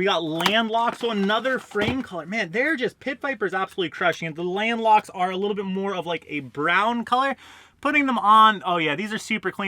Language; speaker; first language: English; native; English